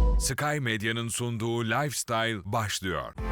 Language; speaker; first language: Turkish; native; Turkish